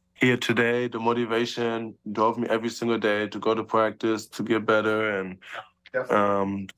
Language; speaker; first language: English; early bilingual, other home language; German